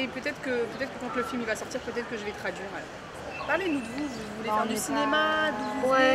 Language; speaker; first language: French; native; French